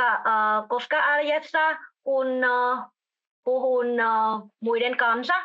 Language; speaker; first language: Finnish; non-native, learner; Vietnamese